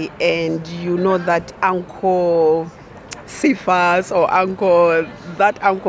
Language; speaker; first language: English; non-native, local second language; Shona